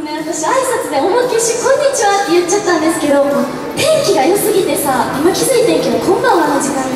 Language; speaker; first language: Japanese; native; Japanese